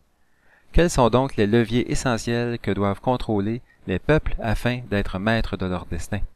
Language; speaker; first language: French; native; French